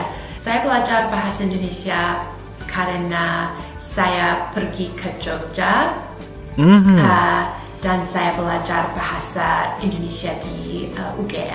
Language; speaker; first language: Indonesian; non-native, learner; English